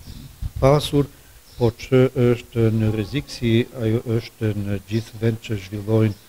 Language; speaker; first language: Albanian; non-native, fluent; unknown